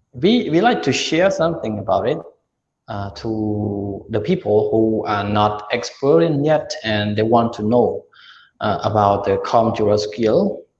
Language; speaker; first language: English; non-native, learner; Khmer